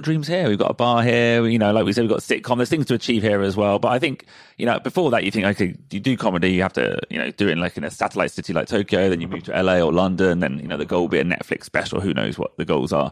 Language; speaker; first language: English; native; English